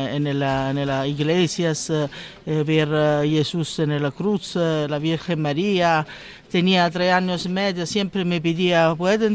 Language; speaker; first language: Spanish; non-native, learner; Italian